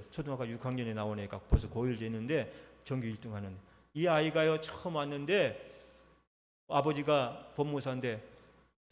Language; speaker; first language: Korean; native; Korean